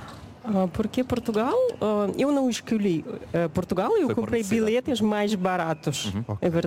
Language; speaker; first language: Portuguese; non-native, learner; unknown